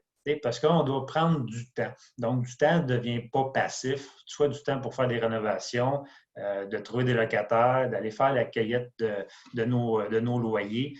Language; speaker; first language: French; native; French